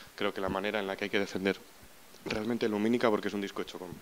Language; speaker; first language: Spanish; native; Spanish